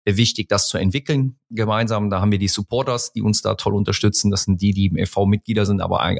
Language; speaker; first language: German; native; German